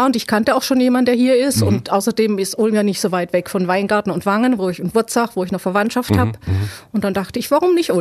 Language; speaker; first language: German; native; German